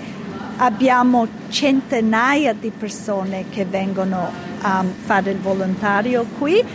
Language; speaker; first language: Italian; early bilingual, heritage; Italian